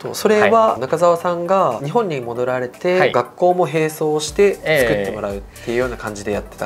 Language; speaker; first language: Japanese; native; Japanese